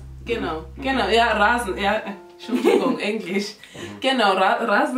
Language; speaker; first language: German; non-native, local second language; North Ndebele